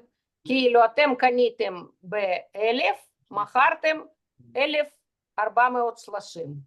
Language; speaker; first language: Hebrew; non-native, fluent; Russian